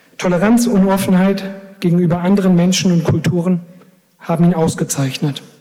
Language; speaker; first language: German; early bilingual, other home language; Greek